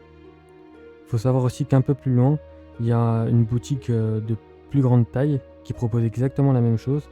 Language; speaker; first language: French; native; French